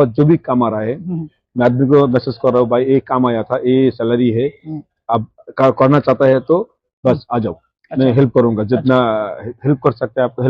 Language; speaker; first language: Hindi; non-native, local second language; Bangla